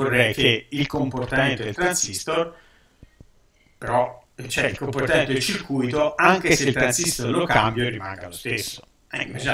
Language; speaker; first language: Italian; native; Italian